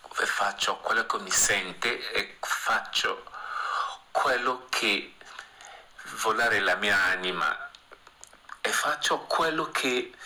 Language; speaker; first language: Italian; non-native, fluent; English